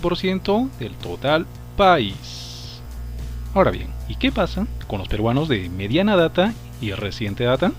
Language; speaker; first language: Spanish; native; Spanish